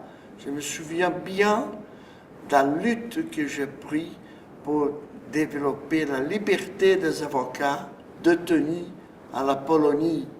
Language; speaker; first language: French; non-native, fluent; Portuguese